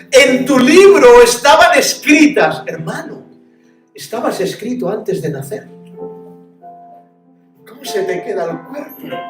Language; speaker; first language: Spanish; native; Spanish